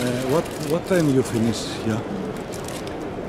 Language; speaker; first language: English; non-native, learner; Greek